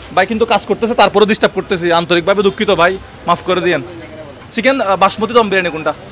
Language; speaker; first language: Bangla; native; Bangla